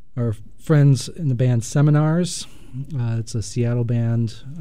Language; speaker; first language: English; native; English